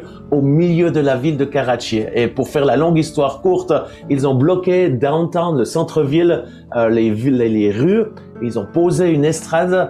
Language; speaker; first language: French; native; French